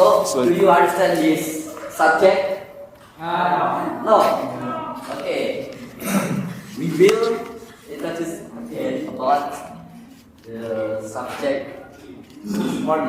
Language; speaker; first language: English; non-native, learner; Indonesian